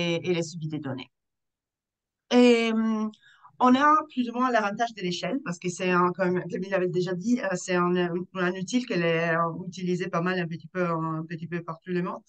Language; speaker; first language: French; non-native, fluent; Italian